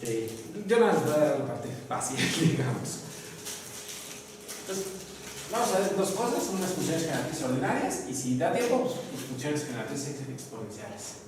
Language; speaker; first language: Spanish; native; Spanish